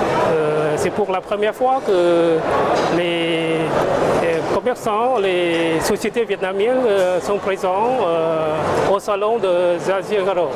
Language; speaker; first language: French; non-native, fluent; Vietnamese